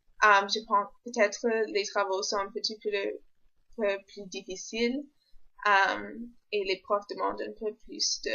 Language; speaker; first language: French; non-native, local second language; English